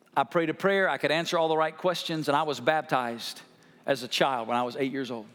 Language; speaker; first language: English; native; English